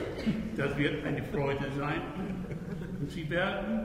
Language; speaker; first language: German; non-native, fluent; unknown